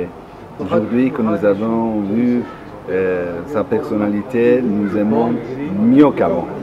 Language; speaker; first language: French; non-native, learner; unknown